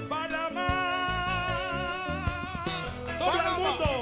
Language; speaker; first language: Spanish; non-native, learner; Haitian Creole